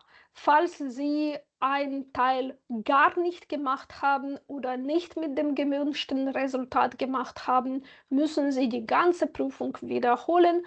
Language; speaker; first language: German; non-native, fluent; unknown